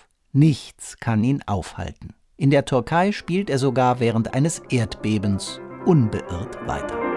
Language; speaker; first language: German; native; German